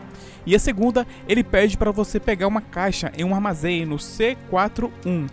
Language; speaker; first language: Portuguese; native; Portuguese